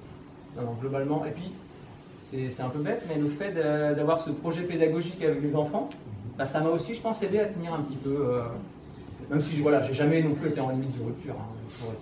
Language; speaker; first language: French; native; French